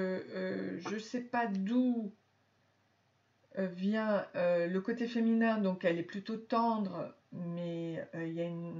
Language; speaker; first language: French; native; French